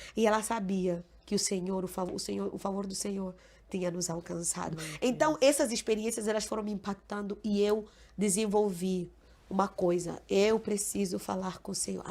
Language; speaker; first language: Portuguese; non-native, local second language; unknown